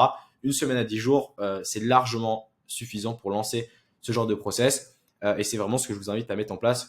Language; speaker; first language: French; native; French